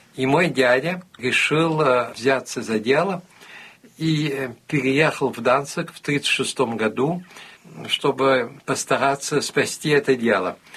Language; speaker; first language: Russian; early bilingual, heritage; Russian